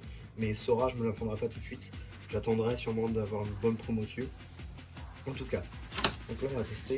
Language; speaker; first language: French; native; French